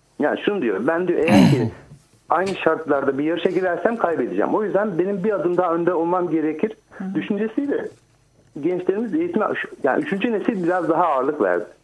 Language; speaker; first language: Turkish; native; Turkish